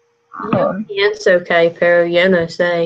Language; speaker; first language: Spanish; non-native, learner; English